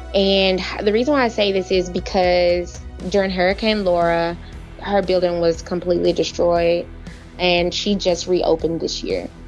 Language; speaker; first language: English; native; English